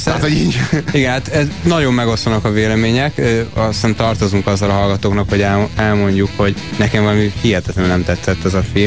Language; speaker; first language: Hungarian; native; Hungarian